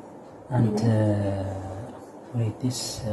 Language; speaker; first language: English; non-native, learner; Arabic